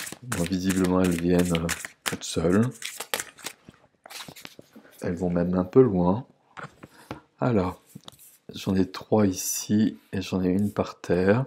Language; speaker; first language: French; native; French